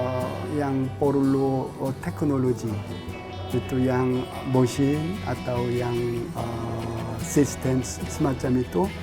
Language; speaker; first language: Indonesian; non-native, learner; Korean